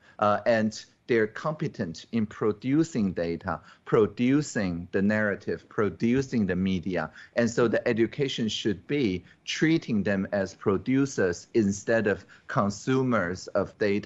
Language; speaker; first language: English; non-native, fluent; Chinese